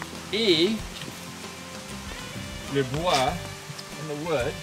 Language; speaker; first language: French; non-native, local second language; English